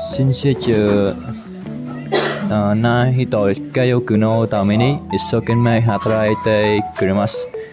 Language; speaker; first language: Japanese; non-native, learner; Vietnamese